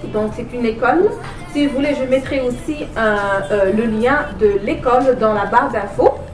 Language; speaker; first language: French; non-native, local second language; Wolof